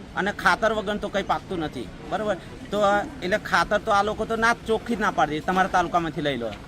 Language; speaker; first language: Gujarati; native; Gujarati